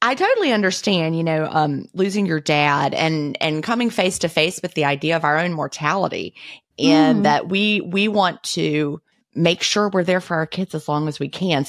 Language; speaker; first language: English; native; English